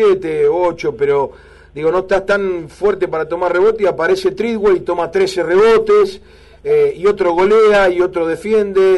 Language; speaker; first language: Spanish; native; Spanish